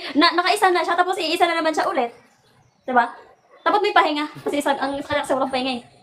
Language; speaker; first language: Filipino; non-native, local second language; Cebuano